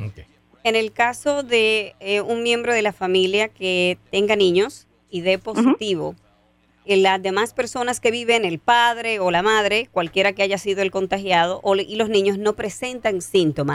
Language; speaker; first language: Spanish; native; Spanish